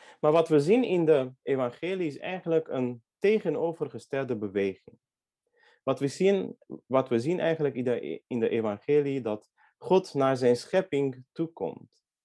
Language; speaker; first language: Dutch; non-native, fluent; Hungarian